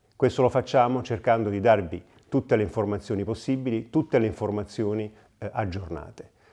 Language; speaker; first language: Italian; native; Italian